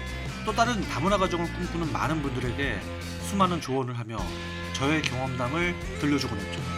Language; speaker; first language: Korean; native; Korean